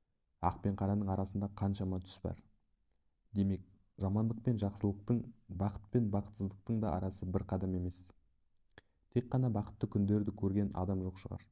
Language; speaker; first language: Kazakh; native; Kazakh